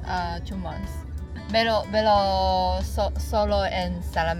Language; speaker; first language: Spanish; non-native, learner; Chinese